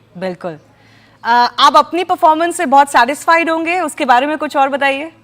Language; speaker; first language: Hindi; native; Hindi